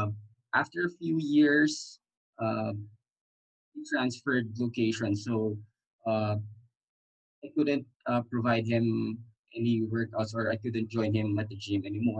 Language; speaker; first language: English; non-native, local second language; Filipino